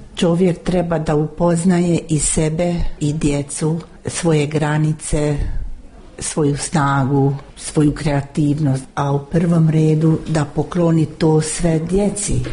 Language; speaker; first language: Croatian; early bilingual, heritage; Croatian